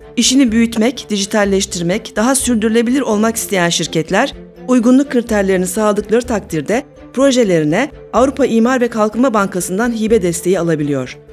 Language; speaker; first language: Turkish; native; Turkish